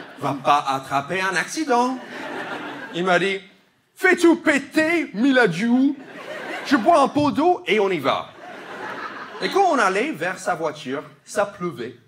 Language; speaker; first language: French; non-native, fluent; English